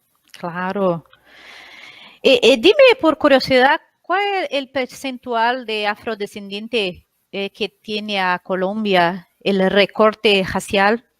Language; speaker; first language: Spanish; non-native, learner; Portuguese